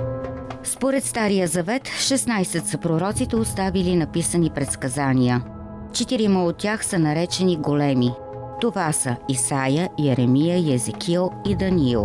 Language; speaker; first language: Bulgarian; native; Bulgarian